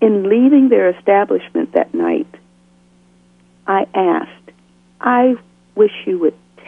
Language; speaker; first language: English; native; English